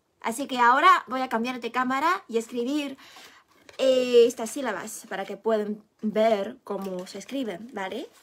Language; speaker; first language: Spanish; non-native, fluent; Chinese